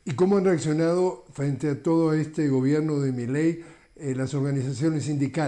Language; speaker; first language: Spanish; native; Spanish